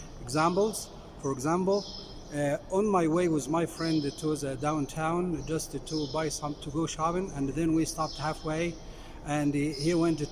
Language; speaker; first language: English; non-native, fluent; Arabic